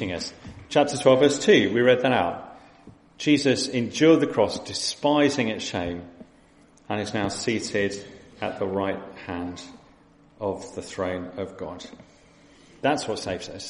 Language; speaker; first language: English; native; English